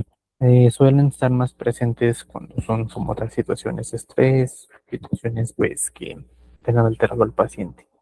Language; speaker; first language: Spanish; native; Spanish